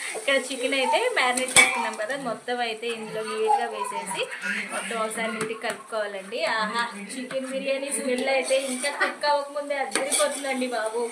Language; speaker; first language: Telugu; non-native, local second language; Urdu